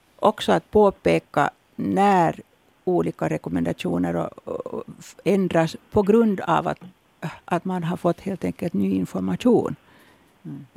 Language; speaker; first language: Swedish; native; Swedish